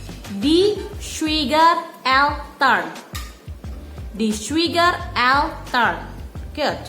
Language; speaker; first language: German; non-native, learner; Indonesian